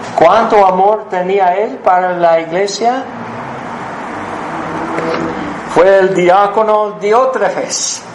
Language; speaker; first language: Spanish; non-native, fluent; English